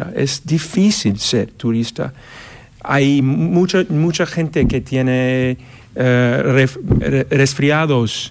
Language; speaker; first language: Spanish; non-native, fluent; English